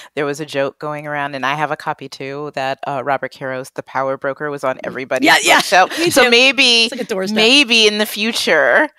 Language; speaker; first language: English; native; English